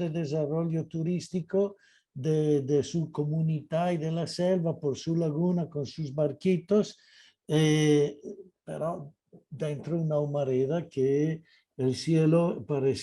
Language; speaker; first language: Spanish; non-native, fluent; Italian